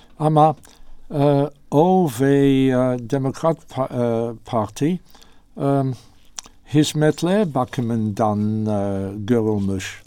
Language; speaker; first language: Turkish; non-native, learner; English